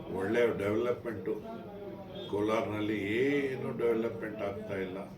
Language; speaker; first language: Kannada; non-native, local second language; Urdu